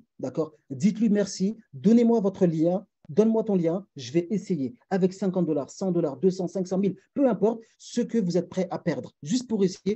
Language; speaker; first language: French; native; French